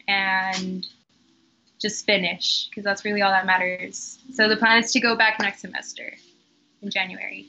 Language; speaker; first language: English; early bilingual, other home language; Spanish